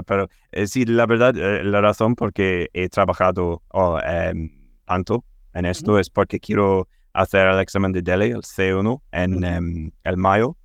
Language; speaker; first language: Spanish; non-native, fluent; English